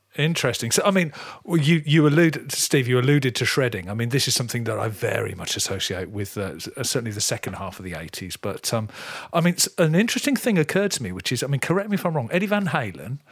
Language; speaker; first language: English; native; English